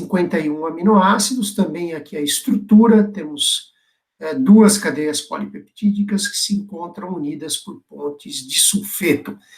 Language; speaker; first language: Portuguese; native; Portuguese